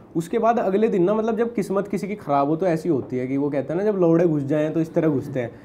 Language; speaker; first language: Hindi; native; Hindi